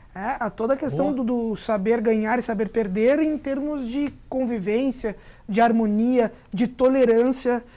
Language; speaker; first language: Portuguese; native; Portuguese